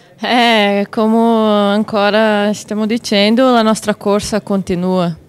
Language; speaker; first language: Italian; non-native, fluent; Portuguese